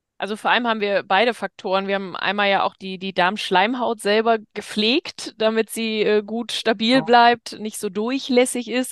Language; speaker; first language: German; native; German